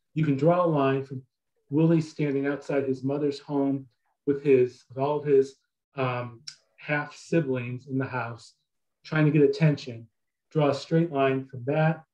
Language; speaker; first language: English; native; English